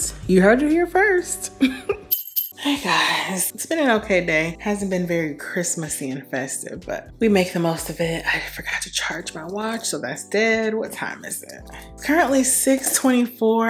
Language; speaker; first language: English; native; English